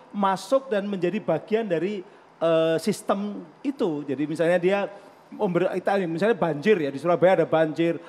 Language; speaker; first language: Indonesian; native; Indonesian